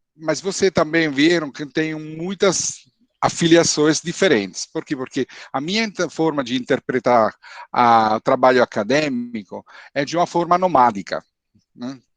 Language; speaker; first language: Portuguese; non-native, fluent; Italian